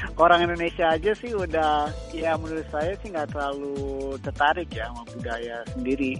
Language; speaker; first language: Indonesian; early bilingual, heritage; Indonesian